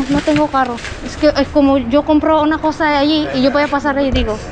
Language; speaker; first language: Spanish; non-native, learner; Filipino